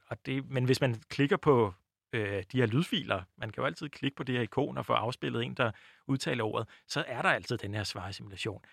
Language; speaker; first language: Danish; native; Danish